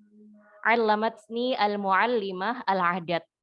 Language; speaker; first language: Arabic; non-native, fluent; Indonesian